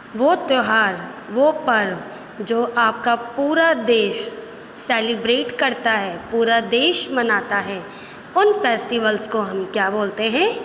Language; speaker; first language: Hindi; native; Hindi